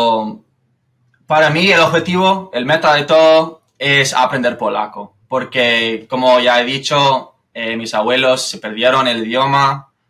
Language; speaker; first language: Spanish; non-native, fluent; English